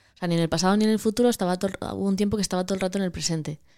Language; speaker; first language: Spanish; native; Spanish